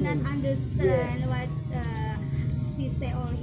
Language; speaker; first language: English; non-native, learner; Indonesian